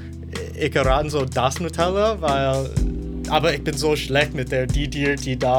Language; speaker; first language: German; non-native, learner; English